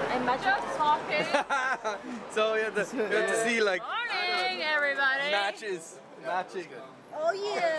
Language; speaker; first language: English; native; English